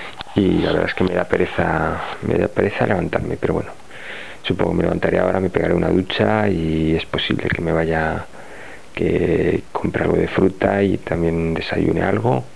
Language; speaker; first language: Spanish; native; Spanish